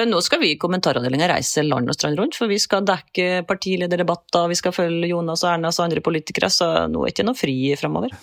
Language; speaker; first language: Norwegian; native; Norwegian